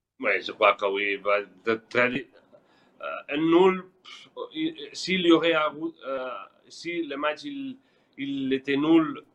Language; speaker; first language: French; non-native, learner; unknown